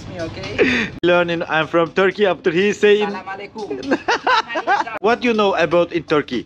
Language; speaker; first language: English; non-native, learner; Turkish